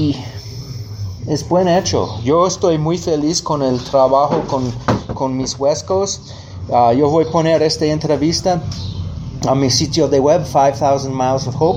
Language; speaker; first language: Spanish; non-native, learner; English